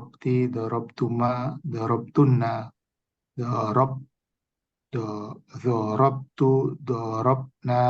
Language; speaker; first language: Arabic; non-native, learner; Indonesian